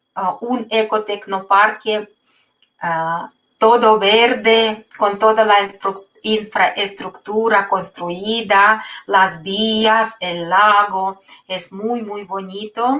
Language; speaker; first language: Spanish; non-native, fluent; Russian